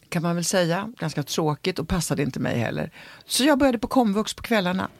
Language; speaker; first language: Swedish; early bilingual, other home language; Italian